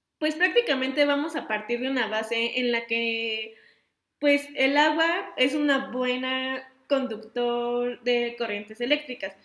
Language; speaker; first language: Spanish; native; Spanish